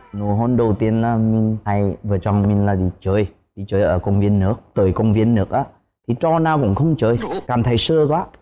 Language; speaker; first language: Vietnamese; non-native, fluent; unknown